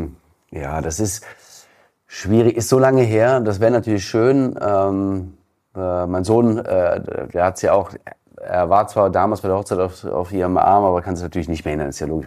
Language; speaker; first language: German; native; German